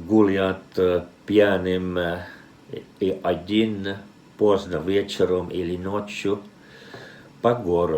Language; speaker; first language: Russian; non-native, fluent; Finnish